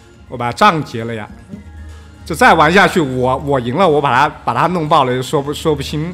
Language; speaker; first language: Chinese; native; Chinese